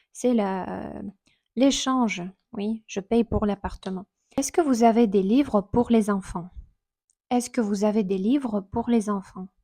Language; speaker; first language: French; non-native, fluent; Russian